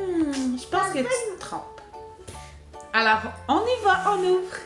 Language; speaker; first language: French; native; French